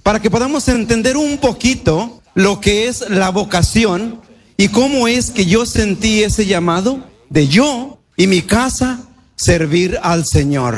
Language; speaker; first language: Spanish; native; Spanish